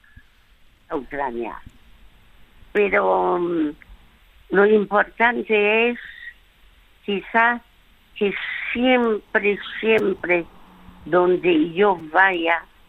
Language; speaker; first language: Spanish; early bilingual, other home language; French